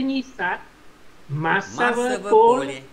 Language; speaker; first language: Russian; non-native, learner; Vietnamese